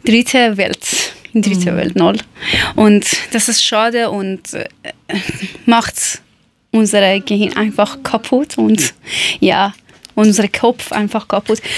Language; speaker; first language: German; non-native, learner; Persian